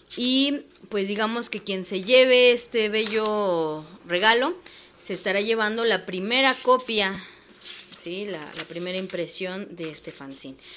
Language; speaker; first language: Spanish; native; Spanish